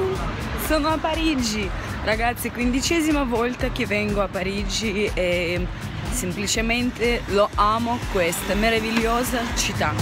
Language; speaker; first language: Italian; non-native, fluent; Russian